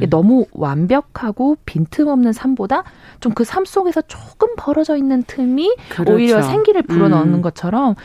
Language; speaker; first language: Korean; native; Korean